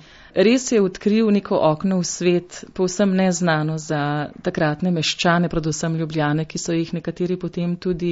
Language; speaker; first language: Slovenian; native; Slovenian